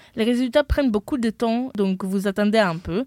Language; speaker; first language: French; non-native, fluent; Hebrew